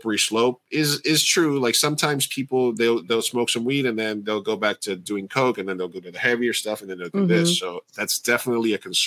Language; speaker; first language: English; native; English